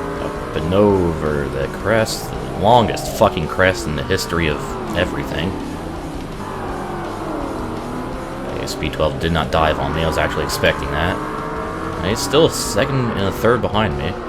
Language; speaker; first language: English; native; English